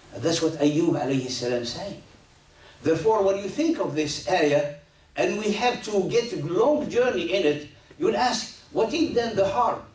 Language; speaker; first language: English; non-native, fluent; Arabic